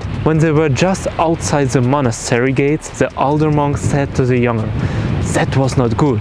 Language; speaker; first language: English; non-native, fluent; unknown